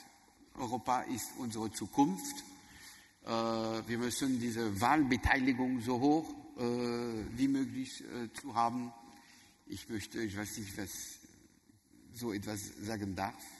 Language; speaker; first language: German; non-native, learner; French